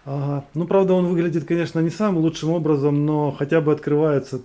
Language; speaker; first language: Russian; native; Russian